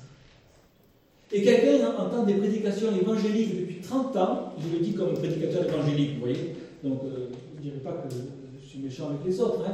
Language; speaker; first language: French; native; French